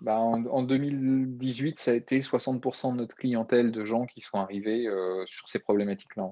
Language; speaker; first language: French; native; French